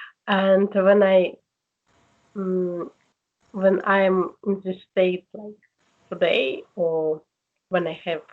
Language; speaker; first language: English; non-native, learner; Russian